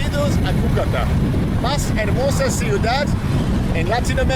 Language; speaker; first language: Spanish; non-native, learner; English